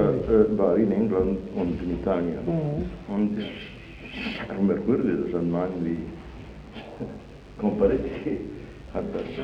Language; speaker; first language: German; non-native, fluent; Italian